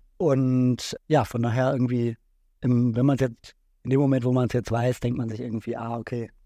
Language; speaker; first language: German; native; German